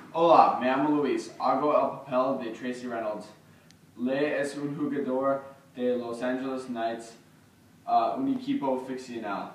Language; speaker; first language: Spanish; non-native, learner; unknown